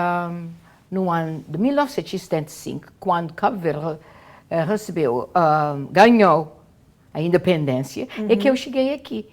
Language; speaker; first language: Portuguese; non-native, local second language; Kabuverdianu